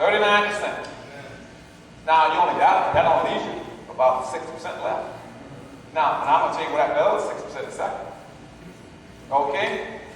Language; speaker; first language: English; native; English